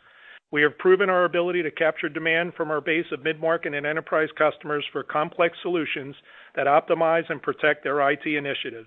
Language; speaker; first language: English; native; English